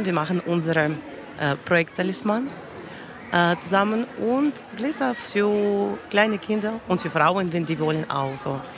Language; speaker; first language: German; non-native, learner; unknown